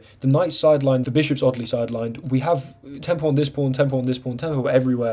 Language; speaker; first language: English; native; English